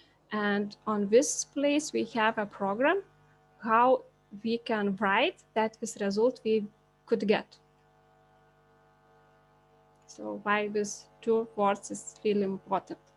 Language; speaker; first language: English; non-native, learner; Lithuanian